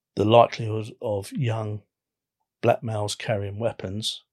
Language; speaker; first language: English; native; English